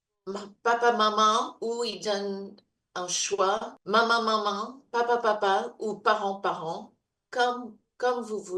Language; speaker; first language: French; non-native, fluent; English